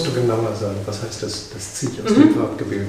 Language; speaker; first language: German; native; German